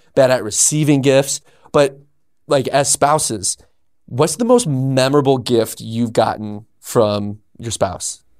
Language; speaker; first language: English; early bilingual, other home language; Polish